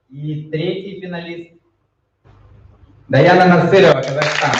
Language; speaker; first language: Russian; native; Russian